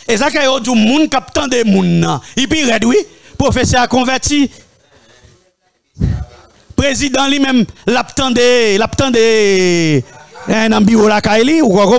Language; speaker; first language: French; non-native, local second language; Haitian Creole